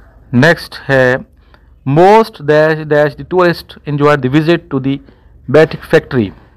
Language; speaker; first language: English; non-native, local second language; Urdu